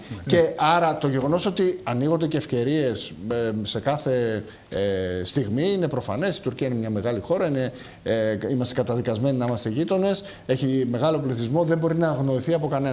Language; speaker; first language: Greek; native; Greek